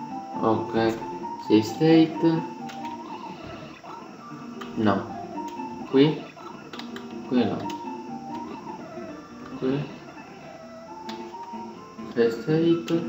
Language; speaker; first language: Italian; native; Italian